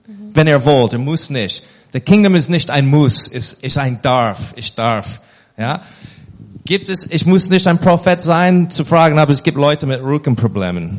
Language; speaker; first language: German; non-native, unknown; English